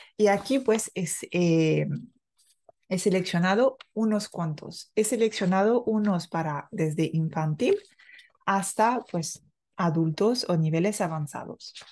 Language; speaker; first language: Spanish; non-native, fluent; French